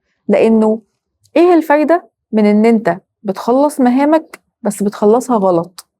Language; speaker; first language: Arabic; native; Arabic